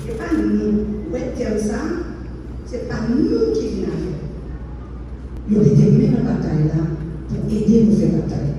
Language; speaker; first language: French; non-native, local second language; Haitian Creole